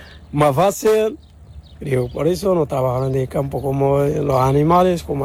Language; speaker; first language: Spanish; non-native, learner; Arabic